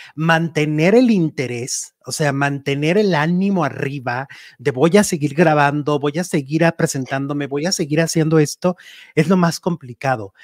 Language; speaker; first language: Spanish; native; Spanish